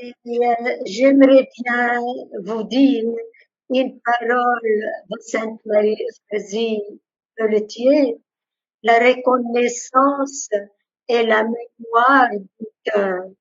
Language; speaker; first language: French; non-native, local second language; Arabic